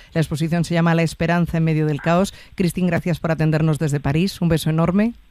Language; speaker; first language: Spanish; native; Spanish